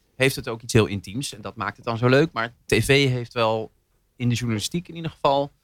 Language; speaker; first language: Dutch; native; Dutch